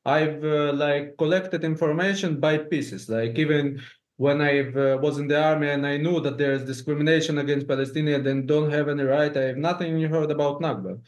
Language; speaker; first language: English; non-native, learner; Russian